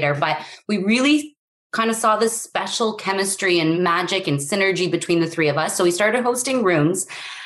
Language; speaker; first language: English; native; English